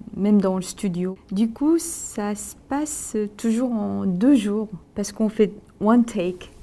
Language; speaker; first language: French; non-native, fluent; Korean